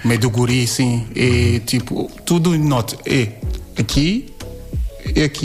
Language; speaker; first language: Portuguese; non-native, learner; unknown